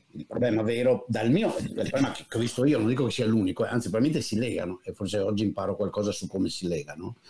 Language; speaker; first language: Italian; native; Italian